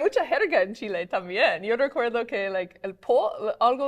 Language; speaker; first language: Spanish; non-native, fluent; English